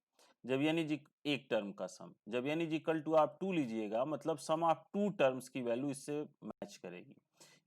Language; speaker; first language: Hindi; native; Hindi